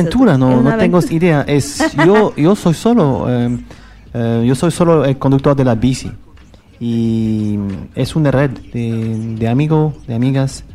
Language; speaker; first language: Spanish; non-native, learner; French